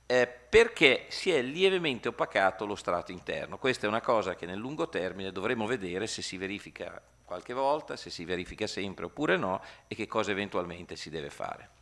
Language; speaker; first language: Italian; native; Italian